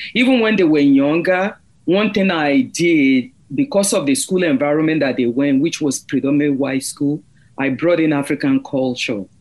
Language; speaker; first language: English; non-native, local second language; Yoruba